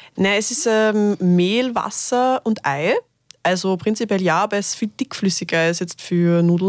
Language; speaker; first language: German; native; German